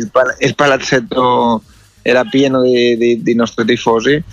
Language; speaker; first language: Italian; non-native, learner; Spanish